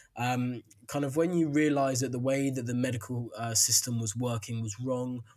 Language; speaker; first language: English; native; English